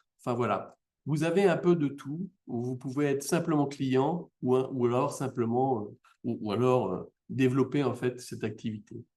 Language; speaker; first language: French; native; French